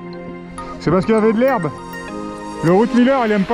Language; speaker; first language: French; native; French